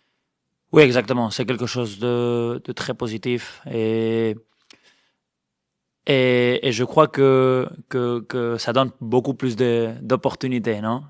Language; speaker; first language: French; non-native, fluent; Spanish